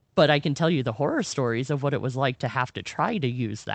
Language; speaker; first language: English; native; English